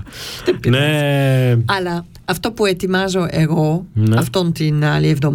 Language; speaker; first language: Greek; non-native, learner; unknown